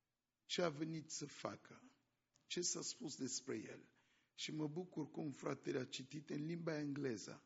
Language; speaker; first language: Romanian; non-native, fluent; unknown